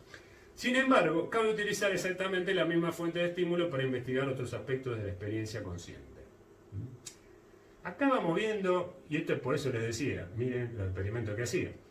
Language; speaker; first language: Spanish; native; Spanish